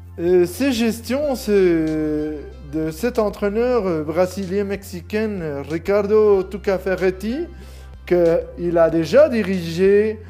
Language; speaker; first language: French; non-native, learner; Spanish